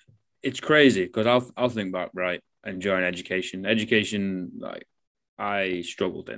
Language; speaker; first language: English; native; English